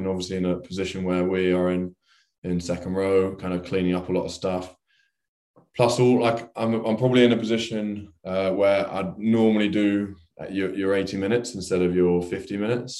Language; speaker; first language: English; native; English